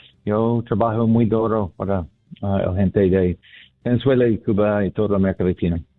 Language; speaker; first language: Spanish; non-native, learner; English